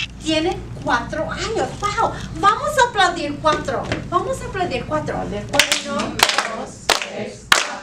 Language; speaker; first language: Spanish; non-native, fluent; English